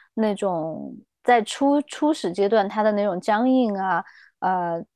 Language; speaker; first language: Chinese; native; Chinese